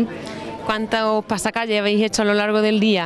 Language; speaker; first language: Spanish; native; Spanish